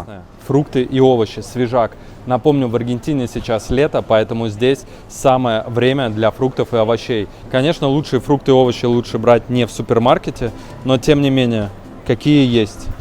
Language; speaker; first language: Russian; native; Russian